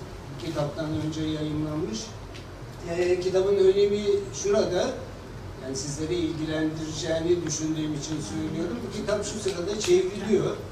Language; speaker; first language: Turkish; native; Turkish